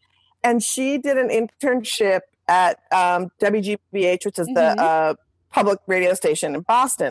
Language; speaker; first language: English; native; English